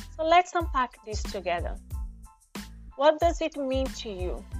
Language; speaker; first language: English; non-native, fluent; Portuguese